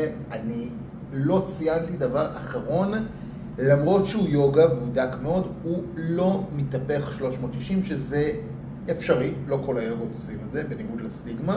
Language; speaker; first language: Hebrew; native; Hebrew